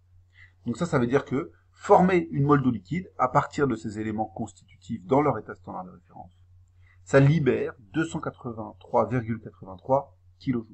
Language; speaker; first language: French; native; French